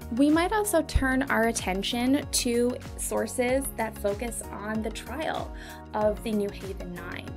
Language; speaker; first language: English; native; English